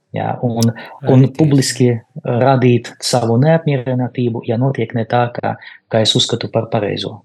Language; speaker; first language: Latvian; non-native, local second language; Russian